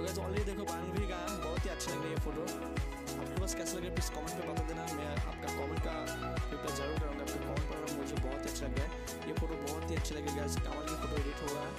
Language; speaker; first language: Hindi; non-native, local second language; Bangla